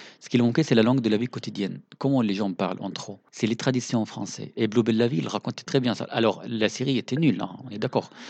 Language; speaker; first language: French; non-native, fluent; Arabic